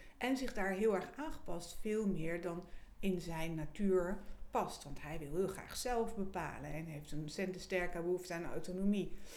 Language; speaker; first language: Dutch; native; Dutch